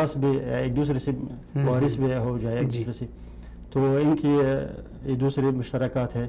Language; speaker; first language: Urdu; non-native, fluent; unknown